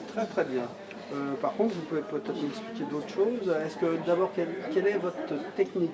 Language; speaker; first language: French; native; French